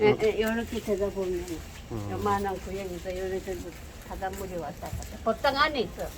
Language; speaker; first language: Korean; native; Korean